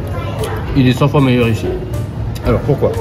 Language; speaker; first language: French; native; French